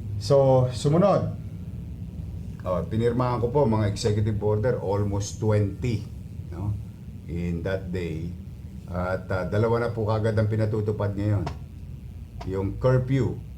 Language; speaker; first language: Filipino; native; Filipino